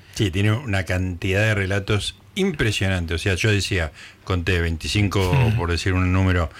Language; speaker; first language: Spanish; native; Spanish